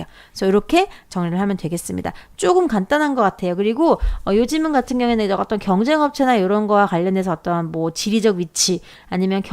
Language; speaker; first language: Korean; native; Korean